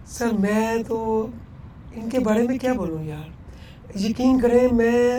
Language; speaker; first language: Urdu; non-native, local second language; Punjabi